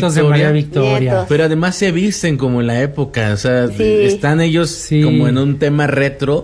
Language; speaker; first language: Spanish; native; Spanish